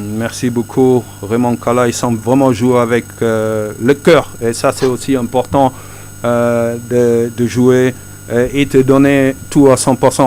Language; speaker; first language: French; non-native, fluent; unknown